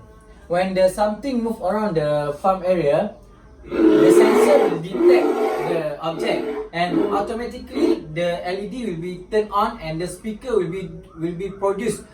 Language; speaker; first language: English; non-native, local second language; Malay